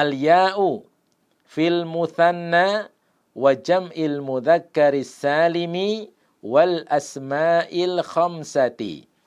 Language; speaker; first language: Arabic; non-native, fluent; Indonesian